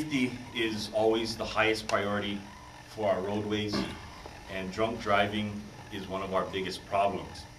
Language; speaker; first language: English; native; English